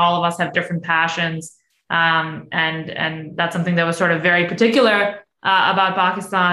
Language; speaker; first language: English; non-native, local second language; Urdu